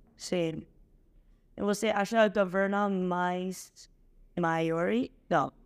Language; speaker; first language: Portuguese; non-native, learner; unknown